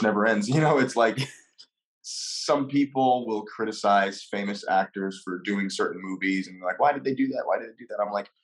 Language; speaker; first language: English; non-native, fluent; French